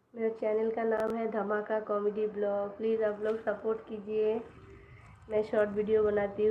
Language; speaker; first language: Hindi; non-native, local second language; Bangla